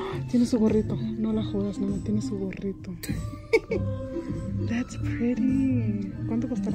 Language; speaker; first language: Spanish; early bilingual, heritage; Spanish